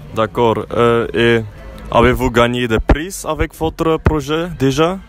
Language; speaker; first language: French; non-native, learner; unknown